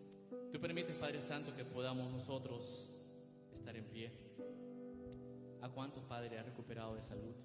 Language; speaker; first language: Spanish; native; Spanish